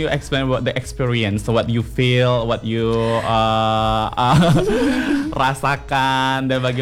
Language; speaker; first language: English; non-native, fluent; Indonesian